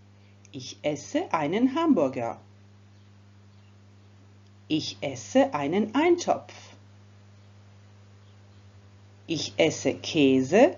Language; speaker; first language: German; non-native, fluent; Croatian